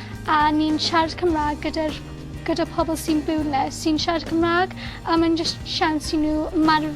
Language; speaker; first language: Welsh; non-native, local second language; English